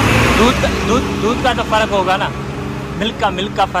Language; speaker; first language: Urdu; non-native, local second language; Telugu